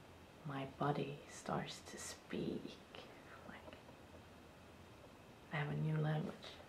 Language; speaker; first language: English; non-native, fluent; Swedish